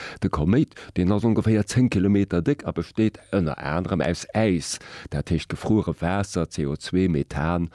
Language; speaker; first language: Luxembourgish; native; Luxembourgish